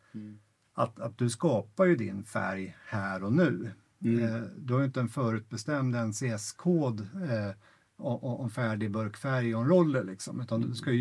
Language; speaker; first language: Swedish; native; Swedish